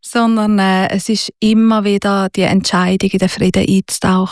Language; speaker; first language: German; native; German